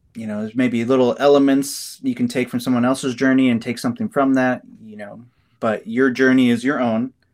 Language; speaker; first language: English; native; English